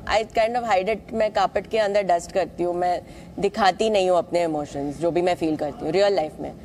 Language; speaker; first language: Hindi; non-native, local second language; Malayalam